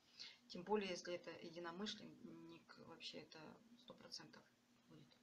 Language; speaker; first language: Russian; native; Russian